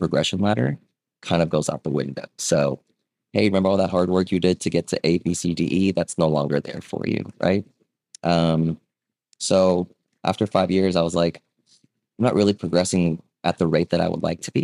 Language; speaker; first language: English; early bilingual, other home language; Vietnamese